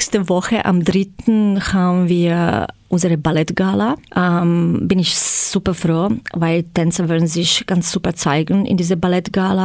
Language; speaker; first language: German; non-native, fluent; Croatian